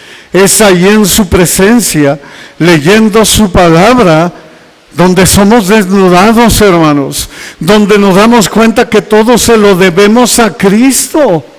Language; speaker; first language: Spanish; native; Spanish